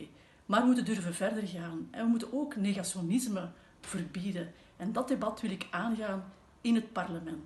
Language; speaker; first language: Dutch; native; Dutch